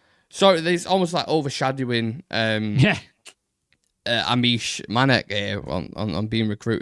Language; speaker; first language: English; native; English